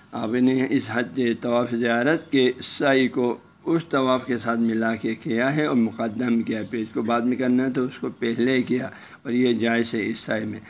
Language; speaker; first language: Urdu; non-native, local second language; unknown